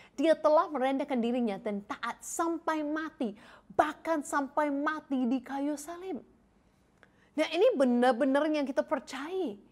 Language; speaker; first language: Indonesian; non-native, fluent; English